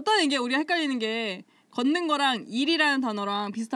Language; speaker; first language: Korean; native; Korean